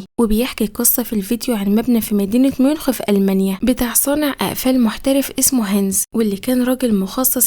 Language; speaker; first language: Arabic; native; Arabic